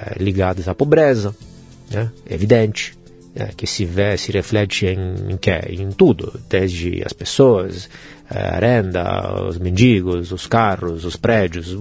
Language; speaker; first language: Portuguese; non-native, fluent; Italian